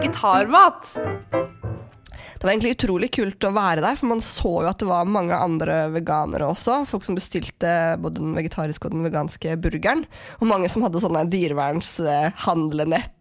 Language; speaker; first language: Norwegian; native; Norwegian